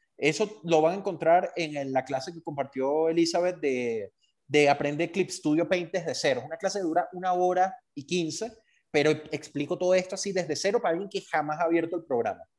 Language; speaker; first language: Spanish; native; Spanish